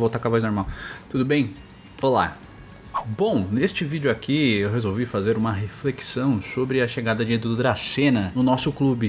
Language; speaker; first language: Portuguese; native; Portuguese